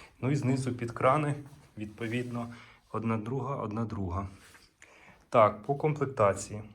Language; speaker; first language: Ukrainian; native; Ukrainian